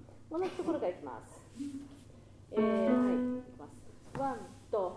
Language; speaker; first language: Japanese; native; Japanese